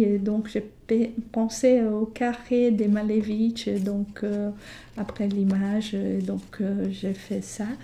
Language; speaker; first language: French; non-native, fluent; Portuguese